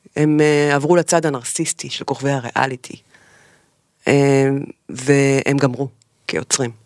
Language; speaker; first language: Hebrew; native; Hebrew